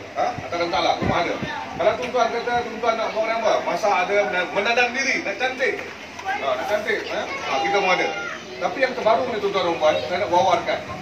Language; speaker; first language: Malay; native; Malay